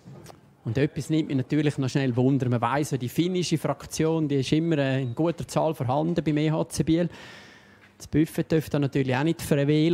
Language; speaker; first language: German; native; German